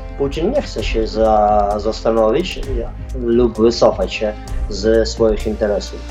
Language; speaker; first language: Polish; non-native, fluent; Ukrainian